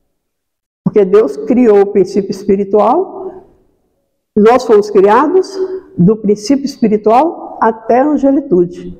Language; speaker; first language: Portuguese; native; Portuguese